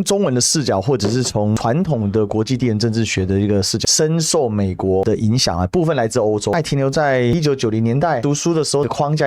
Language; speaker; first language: Chinese; native; Chinese